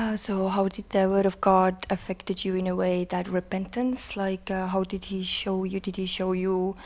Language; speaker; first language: English; non-native, fluent; Estonian